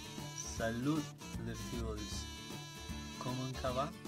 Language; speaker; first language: French; non-native, learner; Spanish